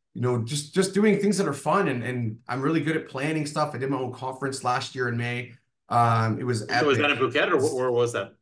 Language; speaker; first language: English; native; English